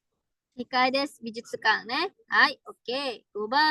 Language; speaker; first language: Japanese; non-native, fluent; Indonesian